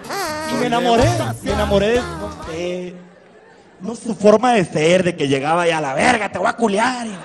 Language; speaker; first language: Spanish; native; Spanish